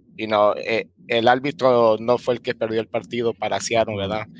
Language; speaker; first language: Spanish; early bilingual, heritage; Spanish